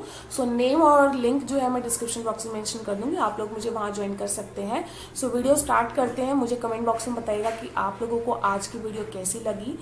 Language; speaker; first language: Hindi; native; Hindi